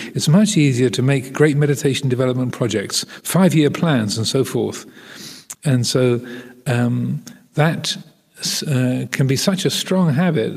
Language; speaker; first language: English; native; English